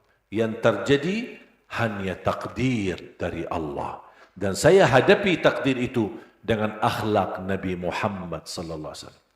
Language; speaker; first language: Indonesian; non-native, fluent; Arabic